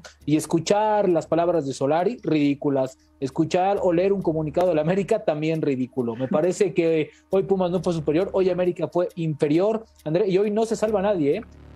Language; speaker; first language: Spanish; native; Spanish